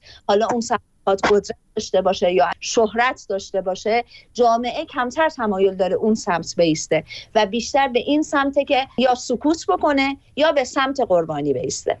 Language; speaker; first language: Persian; native; Persian